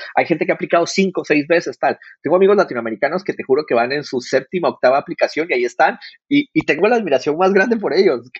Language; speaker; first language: Spanish; native; Spanish